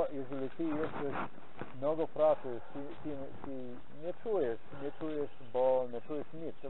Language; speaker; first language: Polish; non-native, learner; Ukrainian